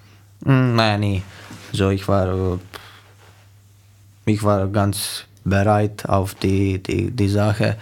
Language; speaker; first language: German; non-native, fluent; Slovenian